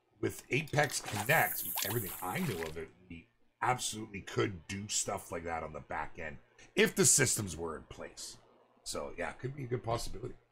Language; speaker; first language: English; native; English